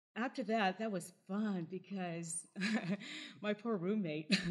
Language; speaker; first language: English; native; English